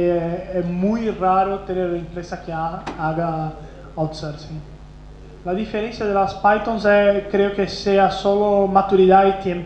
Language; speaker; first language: Spanish; non-native, fluent; Portuguese